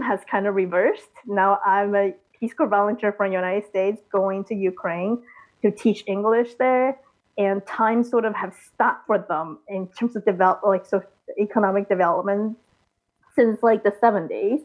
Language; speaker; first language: English; early bilingual, other home language; Chinese